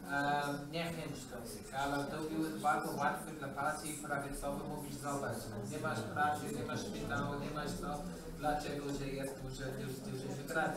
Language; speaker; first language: Polish; non-native, learner; English